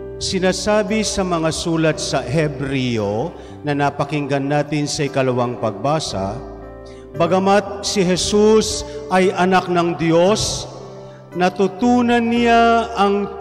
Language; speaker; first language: Filipino; native; Filipino